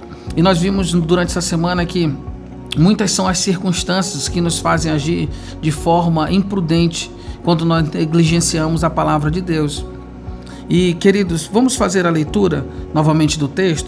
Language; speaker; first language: Portuguese; native; Portuguese